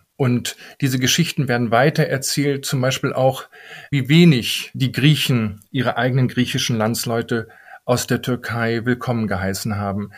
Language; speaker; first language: German; native; German